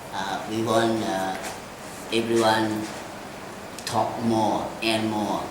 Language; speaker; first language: English; non-native, learner; Thai